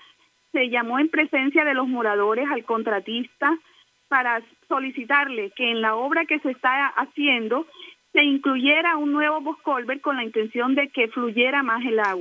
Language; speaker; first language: Spanish; native; Spanish